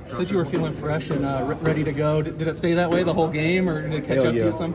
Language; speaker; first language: English; native; English